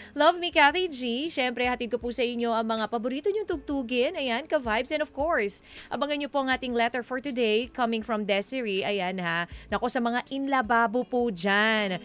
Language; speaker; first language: Filipino; native; Filipino